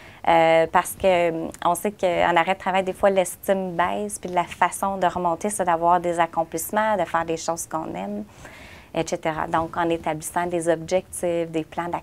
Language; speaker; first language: French; native; French